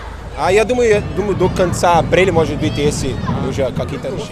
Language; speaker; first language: Russian; non-native, learner; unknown